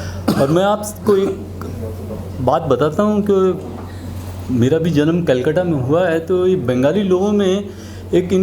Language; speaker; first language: Hindi; native; Hindi